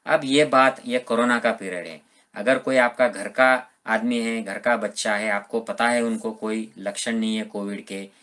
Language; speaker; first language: Hindi; non-native, local second language; Marathi